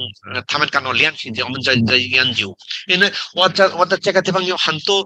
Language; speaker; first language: Chinese; non-native, learner; Bangla